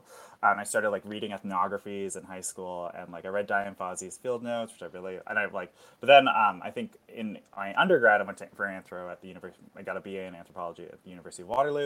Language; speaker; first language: English; native; English